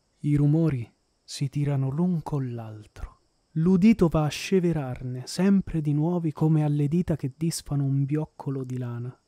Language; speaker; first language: Italian; native; Italian